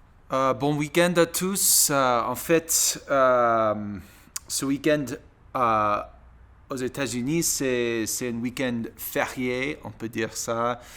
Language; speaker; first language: French; non-native, learner; English